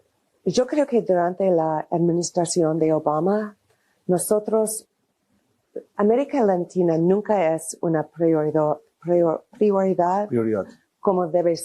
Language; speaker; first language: Spanish; non-native, fluent; English